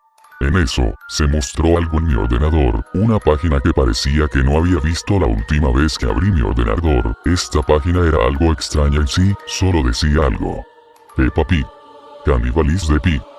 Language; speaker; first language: Spanish; native; Spanish